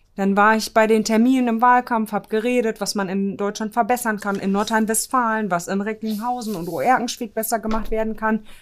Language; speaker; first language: German; early bilingual, other home language; Polish